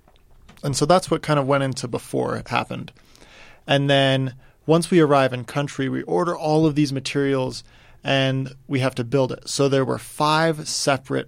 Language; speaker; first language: English; native; English